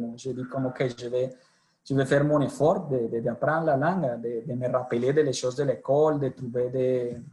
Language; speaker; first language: French; non-native, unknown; Spanish